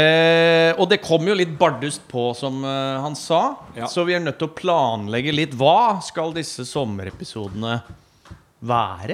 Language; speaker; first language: Norwegian; native; Norwegian